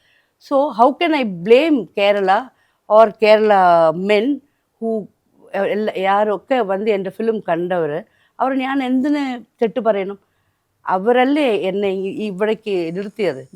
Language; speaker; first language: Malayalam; non-native, local second language; Tamil